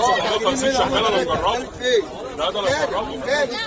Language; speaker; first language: Arabic; native; Arabic